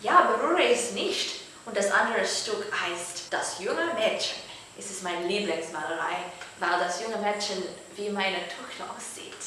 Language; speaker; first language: German; non-native, learner; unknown